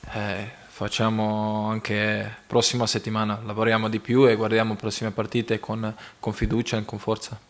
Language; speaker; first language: Italian; non-native, learner; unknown